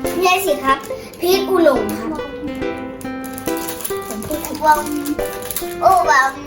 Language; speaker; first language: Thai; native; Thai